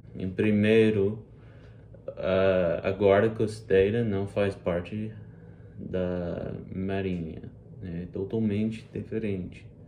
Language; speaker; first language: Portuguese; early bilingual, heritage; English